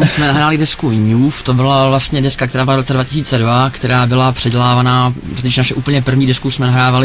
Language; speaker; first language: Czech; native; Czech